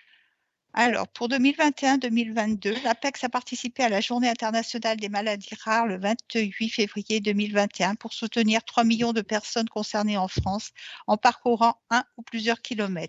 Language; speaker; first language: French; native; French